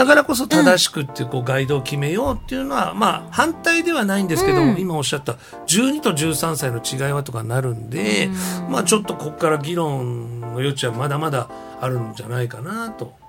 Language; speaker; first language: Japanese; native; Japanese